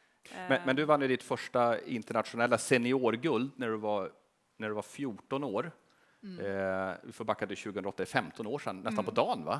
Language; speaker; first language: Swedish; native; Swedish